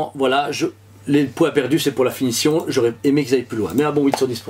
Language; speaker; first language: French; native; French